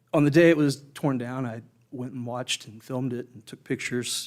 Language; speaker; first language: English; native; English